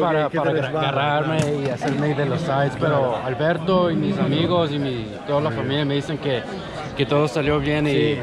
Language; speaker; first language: Spanish; early bilingual, heritage; Spanish